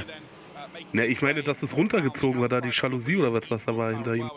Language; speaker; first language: German; native; German